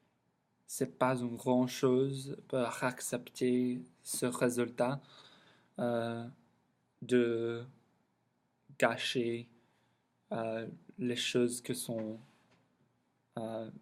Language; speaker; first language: French; non-native, learner; English